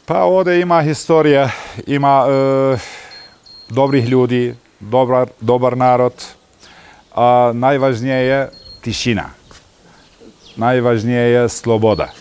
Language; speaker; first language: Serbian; early bilingual, heritage; Turkish